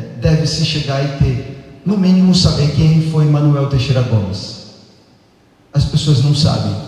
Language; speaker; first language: Portuguese; native; Portuguese